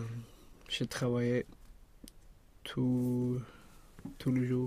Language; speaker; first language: French; non-native, learner; Swedish